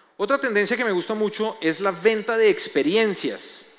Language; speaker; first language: Spanish; native; Spanish